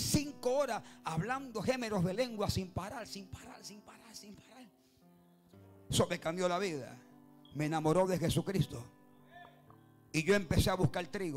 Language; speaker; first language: Spanish; native; Spanish